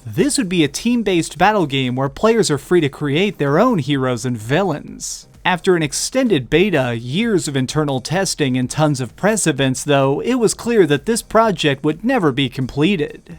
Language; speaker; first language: English; native; English